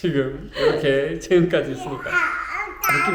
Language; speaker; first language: Korean; native; Korean